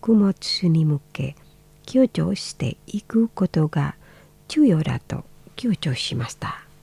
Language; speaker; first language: Japanese; non-native, learner; Indonesian